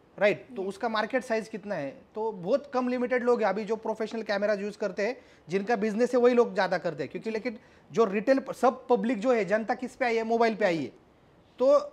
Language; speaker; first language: Hindi; non-native, local second language; Marathi